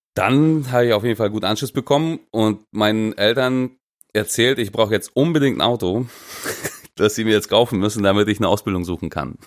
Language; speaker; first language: German; non-native, fluent; Russian